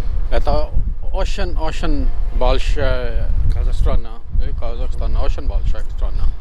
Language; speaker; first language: Russian; non-native, learner; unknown